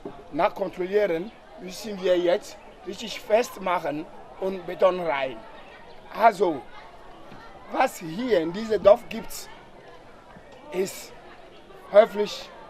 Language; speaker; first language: German; non-native, learner; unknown